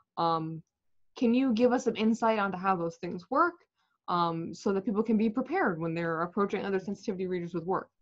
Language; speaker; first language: English; native; English